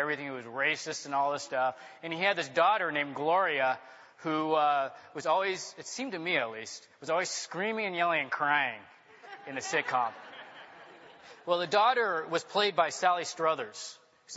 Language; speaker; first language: English; native; English